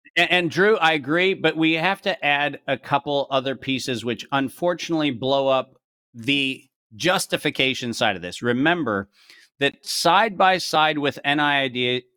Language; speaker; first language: English; native; English